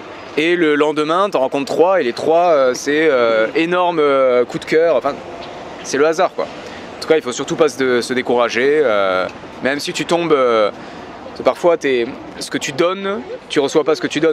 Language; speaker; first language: French; native; French